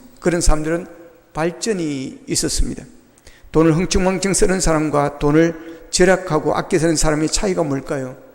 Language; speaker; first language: Korean; native; Korean